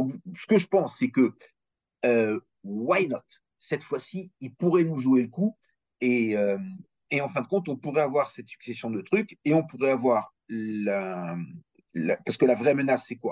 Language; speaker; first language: French; native; French